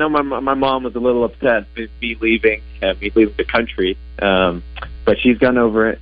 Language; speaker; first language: English; non-native, fluent; Dutch